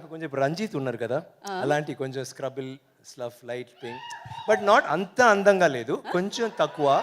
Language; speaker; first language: Telugu; non-native, learner; Tamil